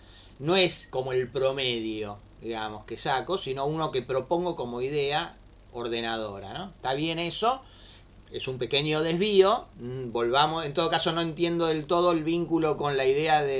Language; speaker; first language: Spanish; native; Spanish